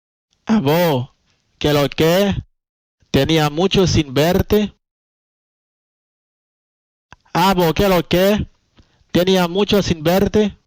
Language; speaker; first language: Spanish; non-native, fluent; Haitian Creole